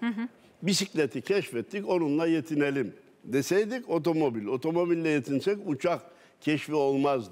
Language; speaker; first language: Turkish; native; Turkish